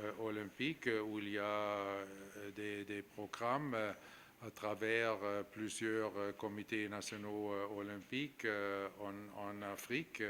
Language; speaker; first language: French; non-native, fluent; German